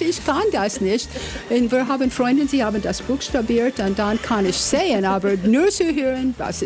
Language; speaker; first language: German; non-native, learner; English